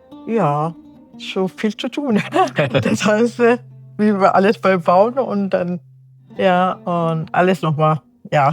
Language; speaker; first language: German; non-native, learner; Arabic